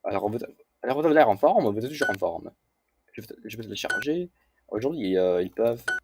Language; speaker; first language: French; non-native, learner; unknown